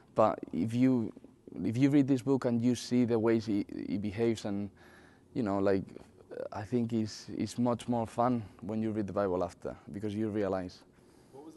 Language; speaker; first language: English; non-native, fluent; Spanish